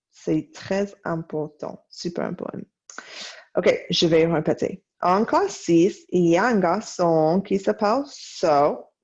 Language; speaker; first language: French; non-native, fluent; English